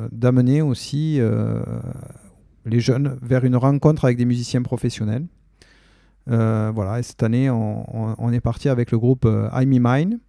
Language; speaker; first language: French; native; French